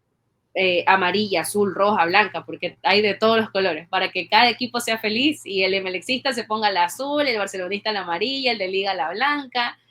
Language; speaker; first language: Spanish; native; Spanish